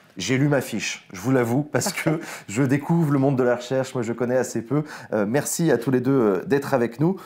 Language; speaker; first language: French; native; French